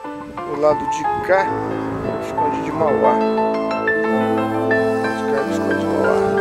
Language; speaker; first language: Portuguese; native; Portuguese